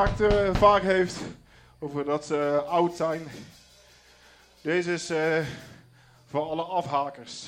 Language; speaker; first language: Dutch; native; Dutch